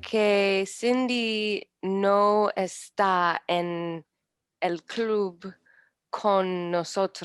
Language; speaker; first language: Spanish; non-native, learner; English